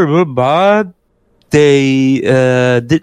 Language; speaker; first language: English; non-native, fluent; German